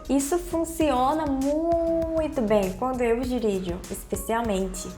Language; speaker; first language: Portuguese; non-native, fluent; Korean